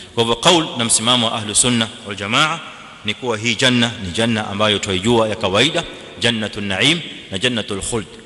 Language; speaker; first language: Swahili; native; Swahili